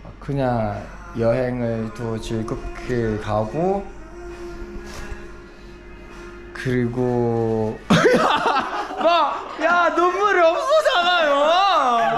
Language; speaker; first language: Korean; non-native, learner; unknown